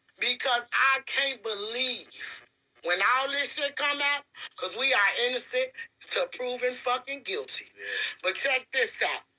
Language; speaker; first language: English; native; English